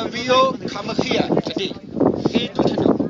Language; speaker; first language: English; non-native, learner; Chinese